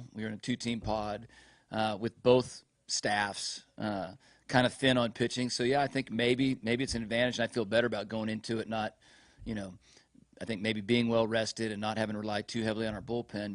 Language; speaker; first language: English; native; English